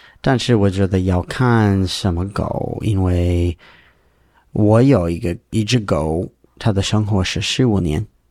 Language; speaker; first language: Chinese; non-native, learner; English